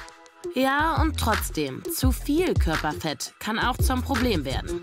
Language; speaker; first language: German; native; German